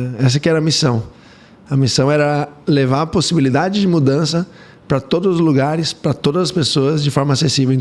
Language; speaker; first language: Portuguese; early bilingual, heritage; Portuguese